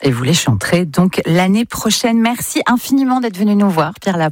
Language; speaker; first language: French; native; French